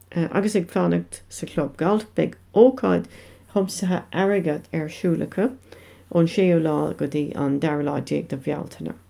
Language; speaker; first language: Irish; non-native, local second language; English